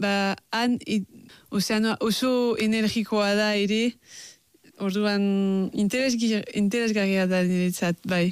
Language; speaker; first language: Basque; non-native, local second language; French